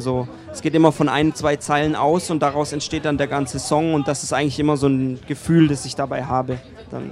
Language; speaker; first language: German; native; German